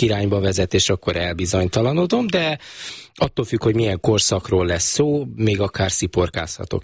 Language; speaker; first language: Hungarian; native; Hungarian